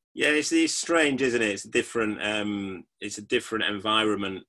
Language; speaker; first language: English; native; English